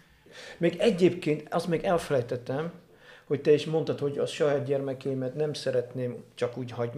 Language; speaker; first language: Hungarian; non-native, fluent; Dutch